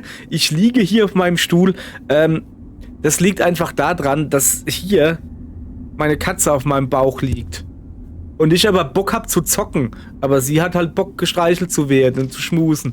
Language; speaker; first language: German; native; German